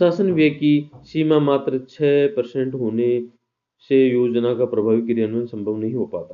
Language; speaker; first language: Hindi; native; Hindi